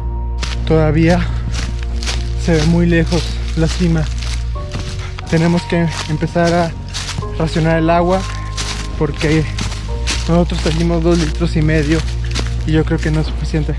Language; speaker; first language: Spanish; native; Spanish